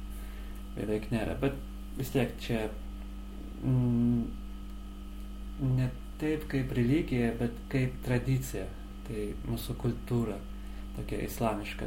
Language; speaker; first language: Lithuanian; non-native, learner; Azerbaijani